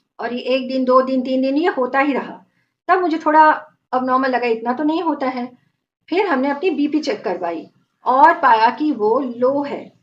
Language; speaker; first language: Hindi; non-native, local second language; Bangla